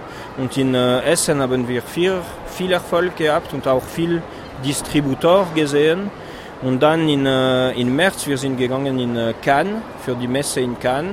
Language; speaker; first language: German; non-native, fluent; French